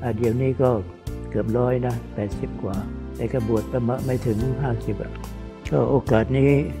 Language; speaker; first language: Thai; non-native, local second language; Vietnamese